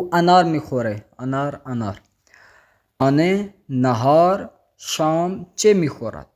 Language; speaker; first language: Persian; non-native, fluent; Urdu